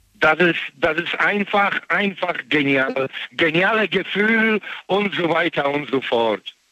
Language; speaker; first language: German; non-native, learner; Polish